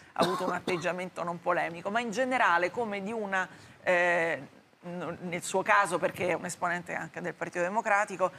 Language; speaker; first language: Italian; native; Italian